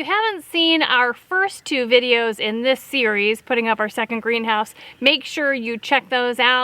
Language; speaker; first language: English; native; English